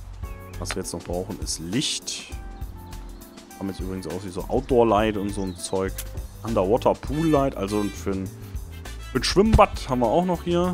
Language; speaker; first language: German; native; German